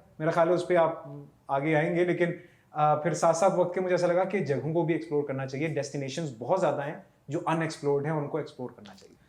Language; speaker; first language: Urdu; native; Urdu